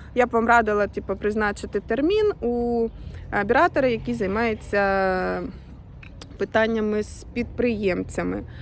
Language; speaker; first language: Ukrainian; native; Ukrainian